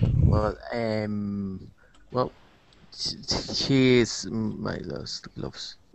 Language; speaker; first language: English; non-native, learner; Spanish